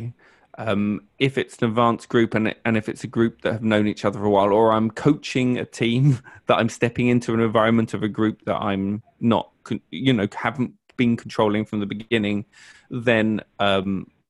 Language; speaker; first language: English; native; English